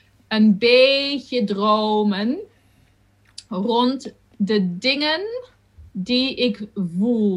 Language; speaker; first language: Dutch; native; Dutch